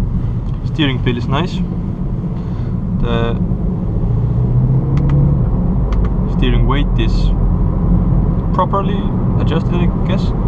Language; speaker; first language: English; non-native, fluent; Estonian